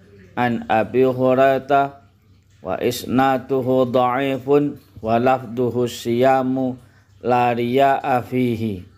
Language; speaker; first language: Arabic; non-native, fluent; Indonesian